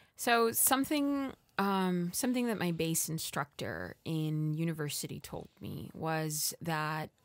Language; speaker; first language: English; early bilingual, other home language; Spanish